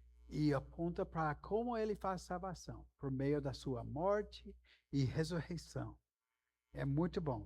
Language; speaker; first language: Portuguese; non-native, fluent; English